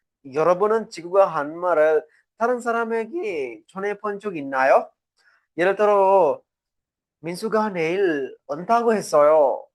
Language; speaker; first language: Korean; non-native, fluent; Sinhala